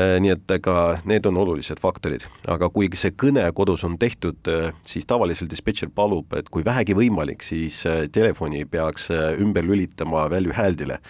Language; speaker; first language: Estonian; non-native, local second language; Russian